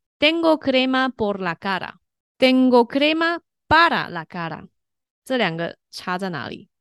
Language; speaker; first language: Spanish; non-native, fluent; Chinese